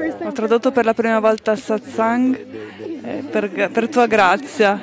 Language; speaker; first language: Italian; non-native, learner; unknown